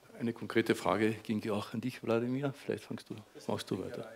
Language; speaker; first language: German; native; German